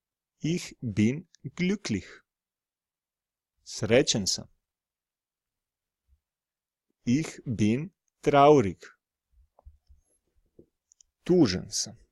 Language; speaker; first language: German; non-native, fluent; Serbian